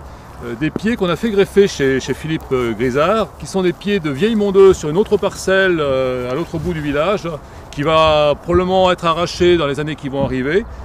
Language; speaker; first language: French; native; French